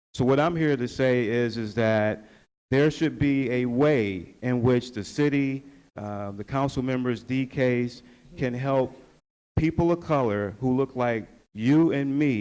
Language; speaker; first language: English; native; English